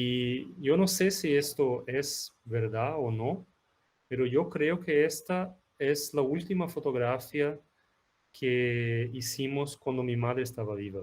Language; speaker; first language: Spanish; non-native, fluent; Portuguese